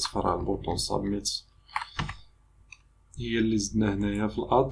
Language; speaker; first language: Arabic; native; Arabic